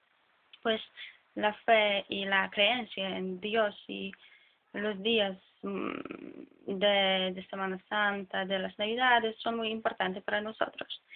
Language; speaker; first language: Spanish; non-native, fluent; Polish